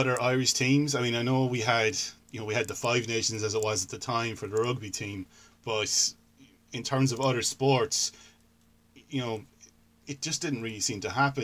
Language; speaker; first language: English; native; English